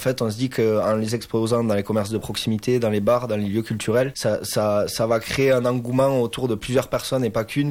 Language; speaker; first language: French; native; French